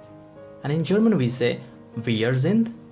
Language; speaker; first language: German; non-native, fluent; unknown